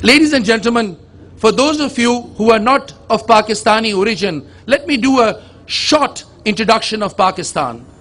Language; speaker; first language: English; non-native, local second language; Urdu